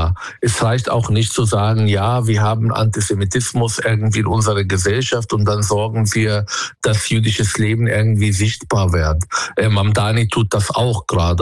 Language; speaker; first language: German; non-native, fluent; Arabic